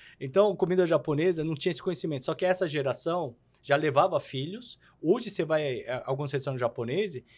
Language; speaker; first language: Portuguese; early bilingual, other home language; Korean